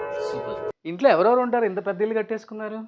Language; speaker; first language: Telugu; native; Telugu